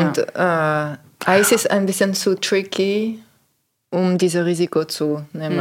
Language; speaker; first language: German; non-native, learner; French